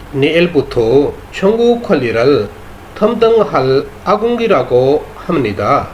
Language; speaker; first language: Korean; non-native, learner; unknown